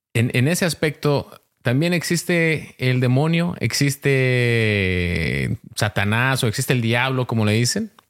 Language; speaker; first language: Spanish; early bilingual, heritage; Spanish